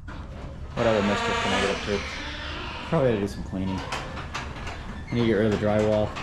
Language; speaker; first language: English; native; English